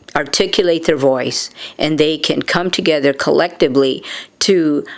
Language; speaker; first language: English; native; English